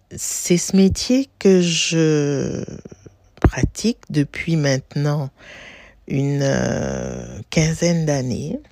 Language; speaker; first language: French; native; French